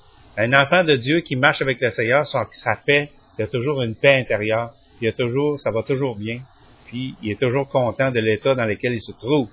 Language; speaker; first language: French; native; French